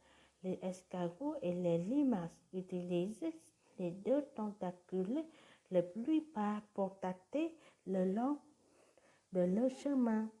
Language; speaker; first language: French; non-native, learner; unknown